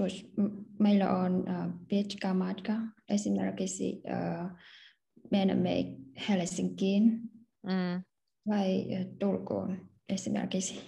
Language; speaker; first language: Finnish; non-native, learner; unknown